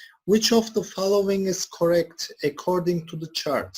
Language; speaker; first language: English; non-native, fluent; Turkish